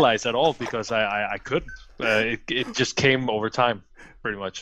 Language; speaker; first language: English; non-native, fluent; Danish